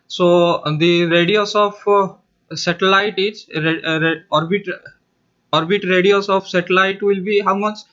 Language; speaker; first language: English; non-native, local second language; Hindi